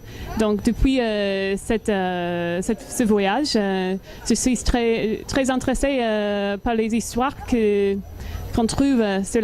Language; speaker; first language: French; non-native, learner; English